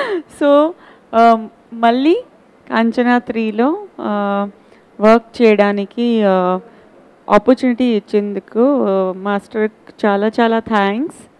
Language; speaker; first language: Telugu; non-native, learner; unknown